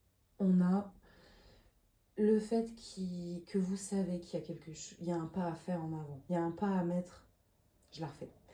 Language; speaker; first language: French; native; French